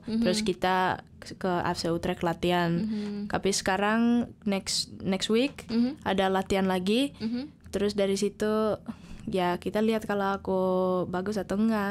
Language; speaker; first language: Indonesian; early bilingual, heritage; Indonesian